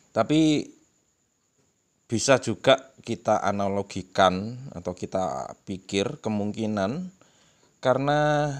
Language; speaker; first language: Indonesian; non-native, local second language; Javanese